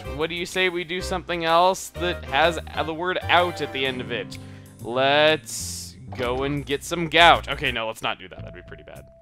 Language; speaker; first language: English; native; English